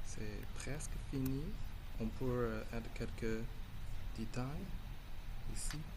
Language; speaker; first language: French; non-native, learner; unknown